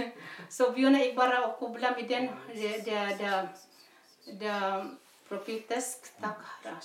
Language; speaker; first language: Swedish; non-native, learner; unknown